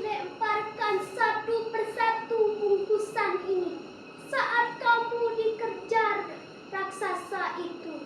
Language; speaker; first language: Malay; non-native, local second language; Balinese